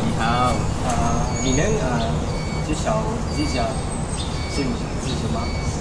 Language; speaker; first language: Chinese; non-native, learner; Malay